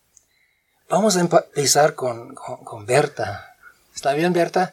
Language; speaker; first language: Spanish; non-native, fluent; English